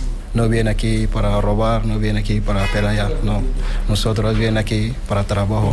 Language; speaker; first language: Spanish; non-native, learner; Wolof